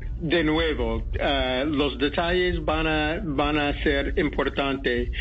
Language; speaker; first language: Spanish; non-native, fluent; English